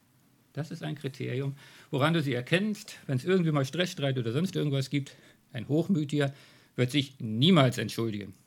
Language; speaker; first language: German; native; German